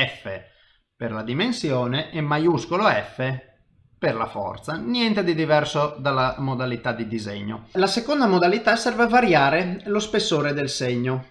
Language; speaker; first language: Italian; native; Italian